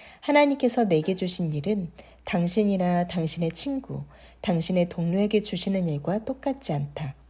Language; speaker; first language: Korean; native; Korean